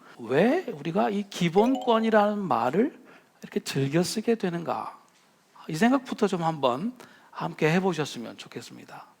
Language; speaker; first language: Korean; native; Korean